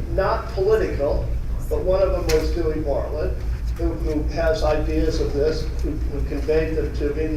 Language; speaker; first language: English; native; English